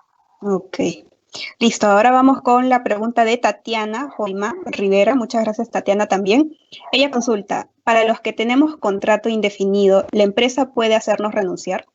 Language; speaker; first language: Spanish; native; Spanish